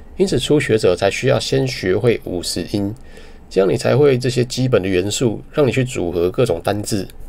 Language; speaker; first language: Chinese; native; Chinese